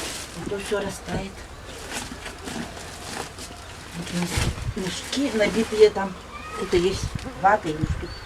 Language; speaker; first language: Russian; non-native, local second language; Yakut